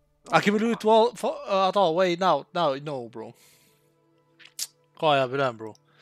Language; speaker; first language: English; non-native, learner; Albanian